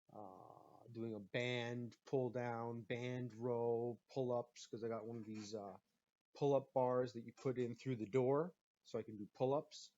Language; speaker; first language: English; native; English